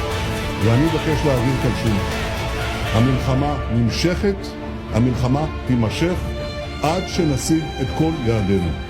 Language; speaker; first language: Hebrew; native; Hebrew